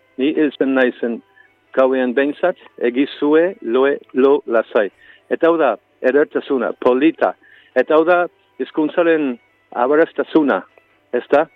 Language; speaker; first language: Basque; non-native, fluent; English